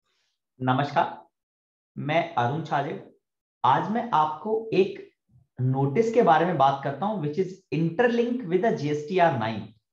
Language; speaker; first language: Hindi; native; Hindi